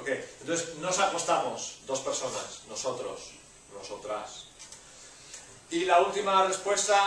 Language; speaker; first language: Spanish; non-native, learner; English